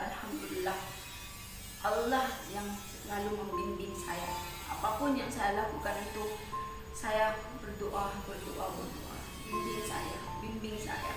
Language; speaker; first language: Indonesian; non-native, fluent; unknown